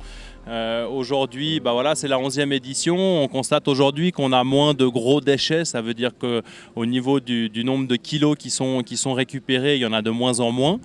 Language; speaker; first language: French; native; French